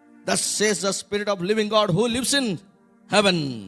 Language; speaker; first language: English; non-native, local second language; Telugu